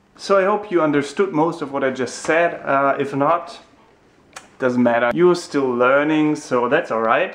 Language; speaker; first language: English; non-native, fluent; German